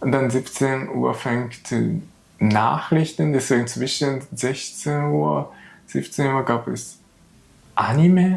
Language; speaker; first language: German; non-native, learner; Japanese